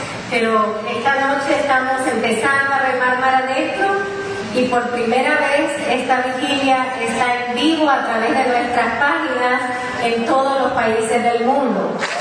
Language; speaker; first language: Spanish; native; Spanish